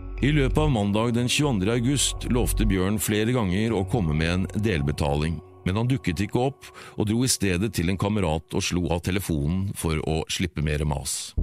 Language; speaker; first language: Norwegian; native; Norwegian